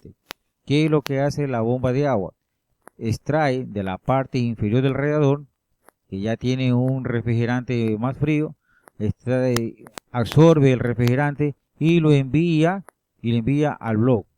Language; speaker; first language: Spanish; native; Spanish